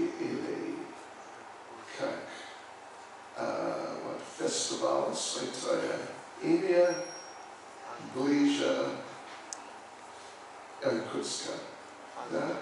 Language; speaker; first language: Russian; non-native, learner; English